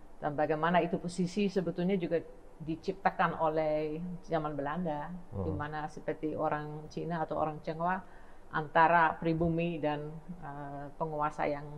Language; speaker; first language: Indonesian; non-native, fluent; Dutch